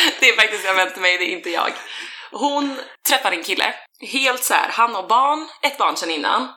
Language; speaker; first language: Swedish; native; Swedish